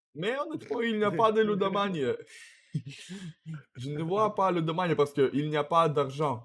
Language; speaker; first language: French; non-native, learner; Russian